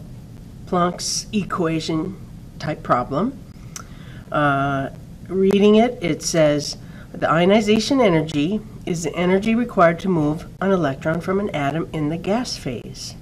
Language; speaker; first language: English; native; English